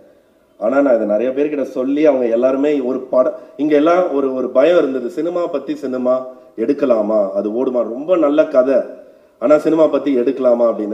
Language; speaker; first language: Tamil; native; Tamil